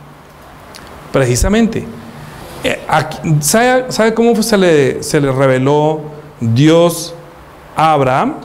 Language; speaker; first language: Spanish; native; Spanish